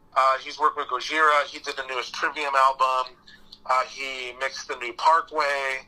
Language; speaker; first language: English; native; English